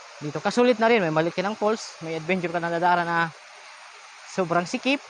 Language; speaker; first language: Filipino; non-native, local second language; Bikol